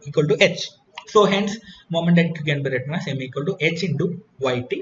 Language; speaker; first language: English; non-native, local second language; Malayalam